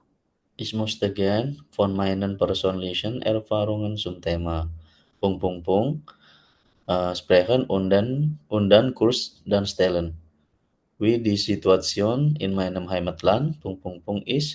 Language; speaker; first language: German; non-native, learner; Indonesian